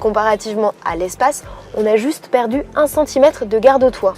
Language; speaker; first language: French; native; French